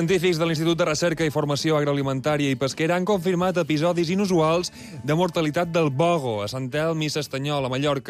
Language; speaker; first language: Catalan; native; Catalan